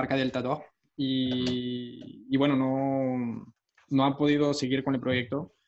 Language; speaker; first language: Spanish; non-native, fluent; French